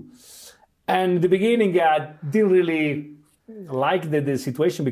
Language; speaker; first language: English; non-native, fluent; Italian